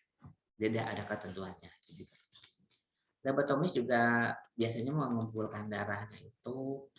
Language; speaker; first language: Indonesian; native; Indonesian